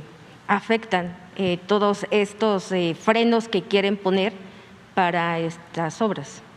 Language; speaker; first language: Spanish; native; Spanish